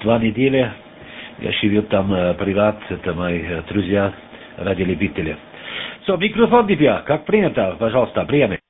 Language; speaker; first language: Russian; non-native, learner; German